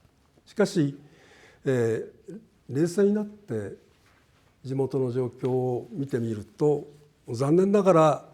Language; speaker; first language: Japanese; native; Japanese